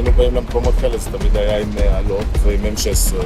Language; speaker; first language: Hebrew; native; Hebrew